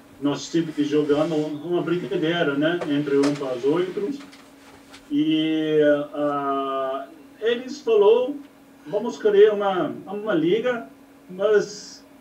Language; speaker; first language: Portuguese; non-native, learner; English